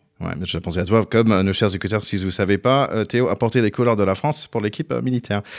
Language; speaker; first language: French; non-native, fluent; English